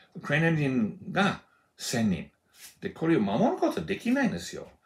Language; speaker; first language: Japanese; non-native, fluent; Russian